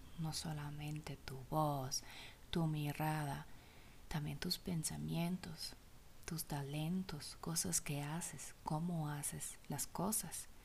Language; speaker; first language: Spanish; non-native, fluent; German